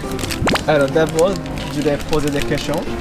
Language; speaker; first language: French; non-native, fluent; Japanese